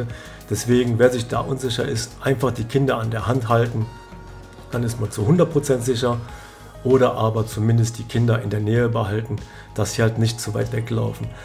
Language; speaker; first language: German; native; German